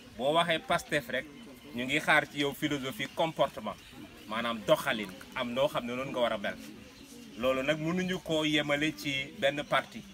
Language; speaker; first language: Wolof; non-native, local second language; Jola-Fonyi